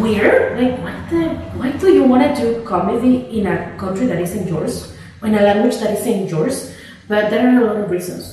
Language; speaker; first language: English; non-native, fluent; Spanish